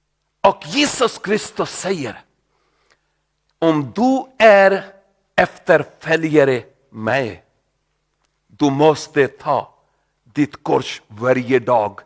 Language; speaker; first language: Swedish; non-native, learner; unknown